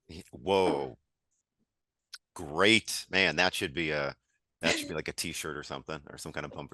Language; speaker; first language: English; native; English